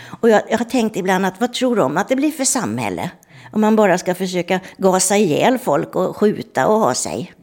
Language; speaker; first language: Swedish; native; Swedish